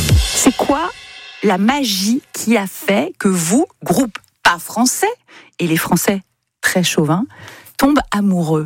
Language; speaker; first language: French; native; French